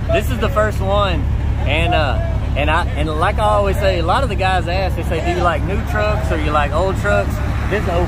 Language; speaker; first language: English; native; English